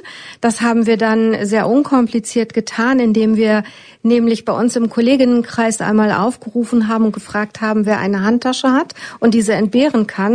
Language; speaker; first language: German; native; German